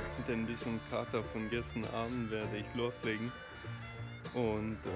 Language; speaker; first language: German; non-native, fluent; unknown